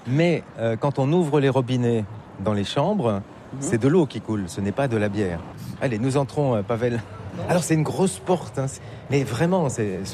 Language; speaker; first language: French; native; French